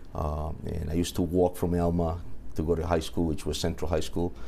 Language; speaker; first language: English; early bilingual, other home language; Spanish